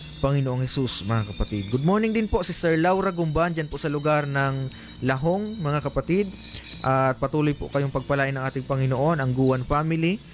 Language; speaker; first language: Filipino; non-native, local second language; Bikol